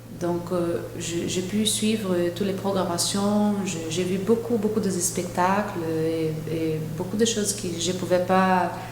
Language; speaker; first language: French; non-native, fluent; Portuguese